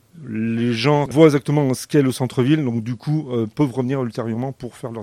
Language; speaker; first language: French; native; French